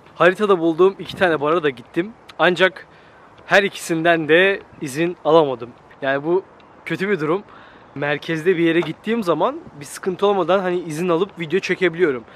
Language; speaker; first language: Turkish; native; Turkish